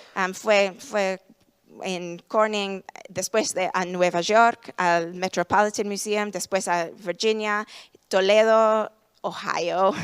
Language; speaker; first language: Spanish; non-native, learner; English